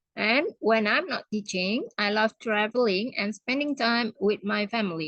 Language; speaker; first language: English; non-native, fluent; Indonesian